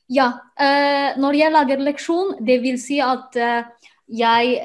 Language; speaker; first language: Norwegian; non-native, fluent; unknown